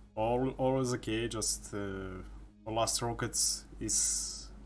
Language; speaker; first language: English; non-native, learner; Russian